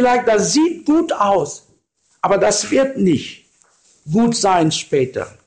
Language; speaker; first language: German; non-native, learner; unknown